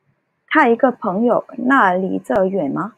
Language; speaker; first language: Chinese; early bilingual, heritage; Cantonese